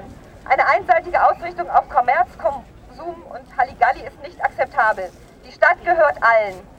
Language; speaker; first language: German; native; German